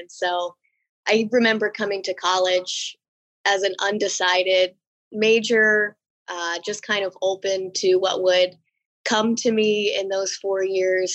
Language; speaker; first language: English; native; English